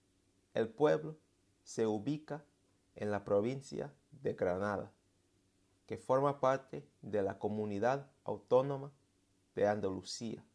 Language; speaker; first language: Spanish; non-native, fluent; English